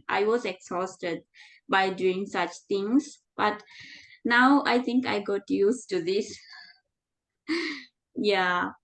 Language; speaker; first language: English; non-native, fluent; Sinhala